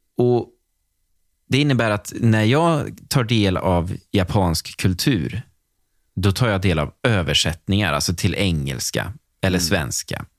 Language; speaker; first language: Swedish; native; Swedish